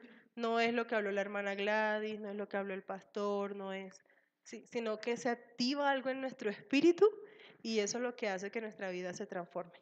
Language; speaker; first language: Spanish; native; Spanish